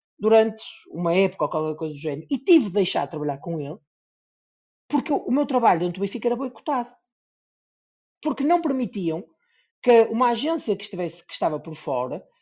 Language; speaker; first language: Portuguese; native; Portuguese